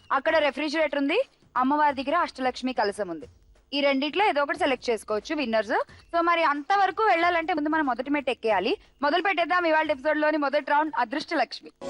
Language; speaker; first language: Telugu; native; Telugu